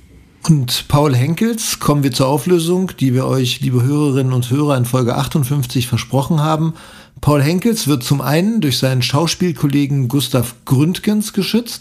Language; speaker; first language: German; native; German